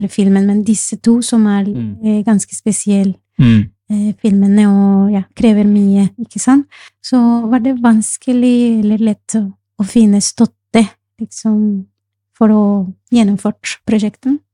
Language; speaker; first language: Norwegian; non-native, fluent; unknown